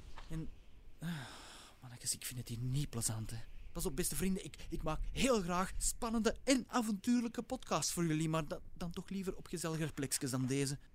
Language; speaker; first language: Dutch; native; Dutch